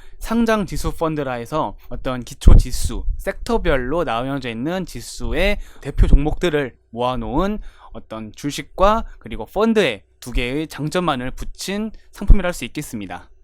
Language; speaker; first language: Korean; native; Korean